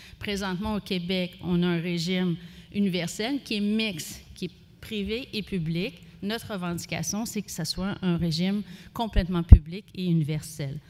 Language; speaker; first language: French; native; French